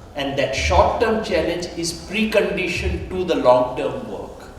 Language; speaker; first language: English; non-native, local second language; Hindi